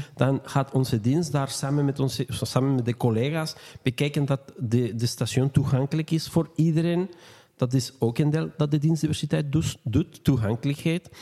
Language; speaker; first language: Dutch; non-native, fluent; Spanish